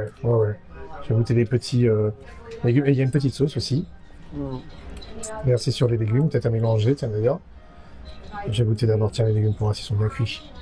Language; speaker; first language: French; native; French